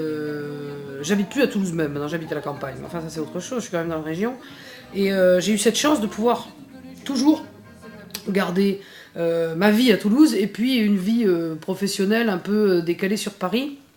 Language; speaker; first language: French; native; French